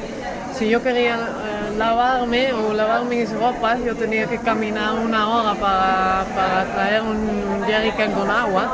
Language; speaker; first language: Spanish; non-native, fluent; Dutch